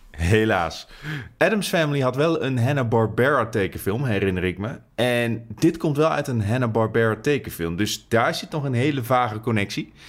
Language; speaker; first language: Dutch; native; Dutch